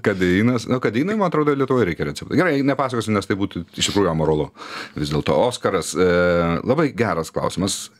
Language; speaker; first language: Lithuanian; native; Lithuanian